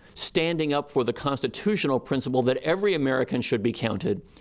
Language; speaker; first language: English; native; English